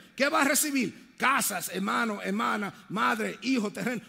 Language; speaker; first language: Spanish; early bilingual, heritage; Spanish